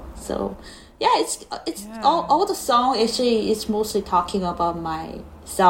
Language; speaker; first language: English; non-native, learner; Korean